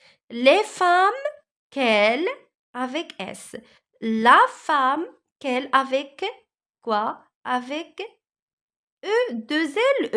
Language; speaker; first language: French; non-native, local second language; Arabic